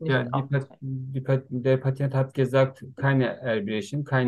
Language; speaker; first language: German; non-native, learner; Turkish